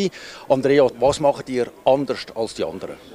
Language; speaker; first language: German; native; German